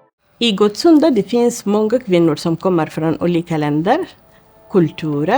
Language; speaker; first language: Swedish; non-native, fluent; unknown